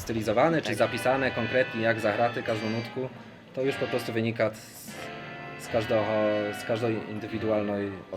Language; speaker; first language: Polish; non-native, local second language; Rusyn